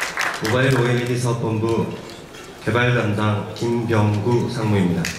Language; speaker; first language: Korean; native; Korean